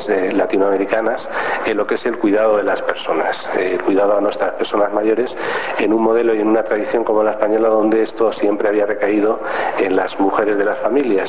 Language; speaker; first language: Spanish; native; Spanish